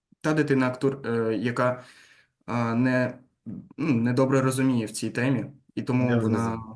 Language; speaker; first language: Ukrainian; non-native, local second language; Russian